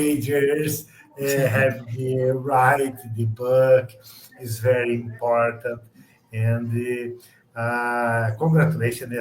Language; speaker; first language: English; non-native, learner; Portuguese